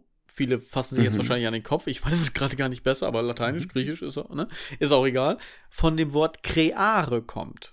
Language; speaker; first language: German; native; German